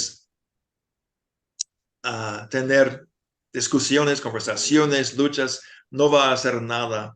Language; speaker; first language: Spanish; non-native, fluent; English